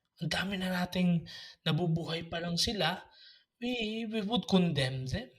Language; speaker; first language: Filipino; native; Filipino